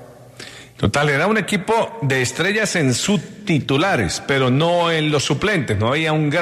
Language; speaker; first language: Spanish; native; Spanish